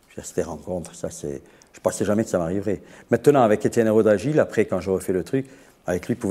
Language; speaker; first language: French; native; French